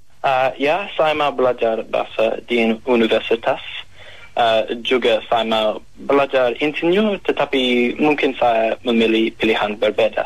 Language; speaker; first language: Indonesian; non-native, learner; English